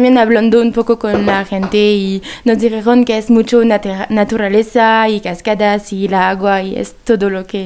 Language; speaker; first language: Spanish; non-native, learner; French